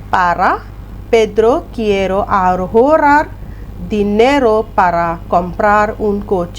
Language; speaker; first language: Spanish; non-native, fluent; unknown